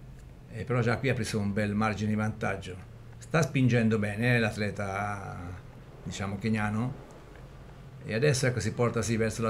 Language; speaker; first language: Italian; native; Italian